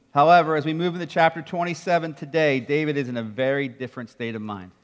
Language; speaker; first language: English; native; English